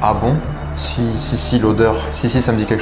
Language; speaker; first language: French; native; French